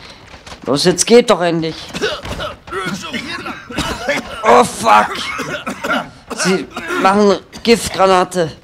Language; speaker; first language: German; native; German